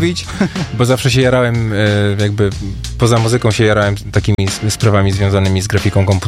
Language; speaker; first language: Polish; native; Polish